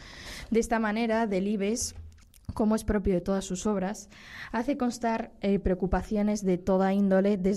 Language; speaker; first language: Spanish; native; Spanish